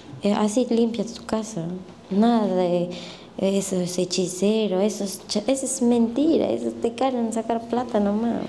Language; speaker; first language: Spanish; native; Spanish